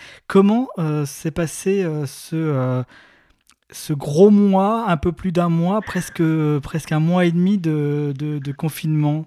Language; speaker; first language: French; native; French